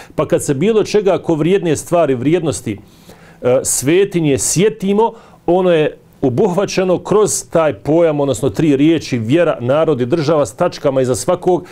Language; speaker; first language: Bosnian; native; Bosnian